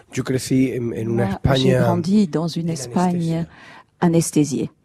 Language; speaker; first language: French; non-native, fluent; Spanish